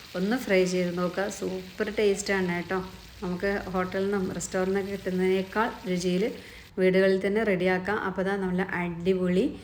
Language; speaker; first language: Malayalam; native; Malayalam